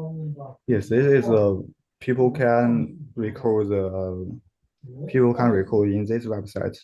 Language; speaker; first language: English; non-native, learner; Chinese